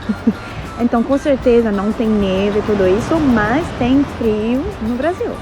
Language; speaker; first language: Portuguese; non-native, fluent; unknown